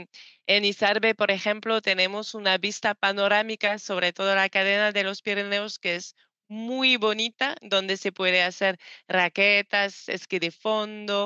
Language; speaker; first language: Spanish; non-native, learner; French